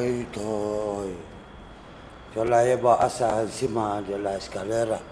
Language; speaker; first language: Spanish; non-native, learner; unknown